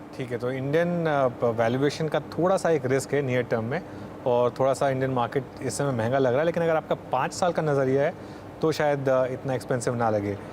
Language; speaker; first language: Hindi; native; Hindi